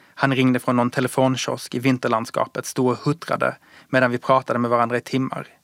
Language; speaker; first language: Swedish; early bilingual, other home language; Persian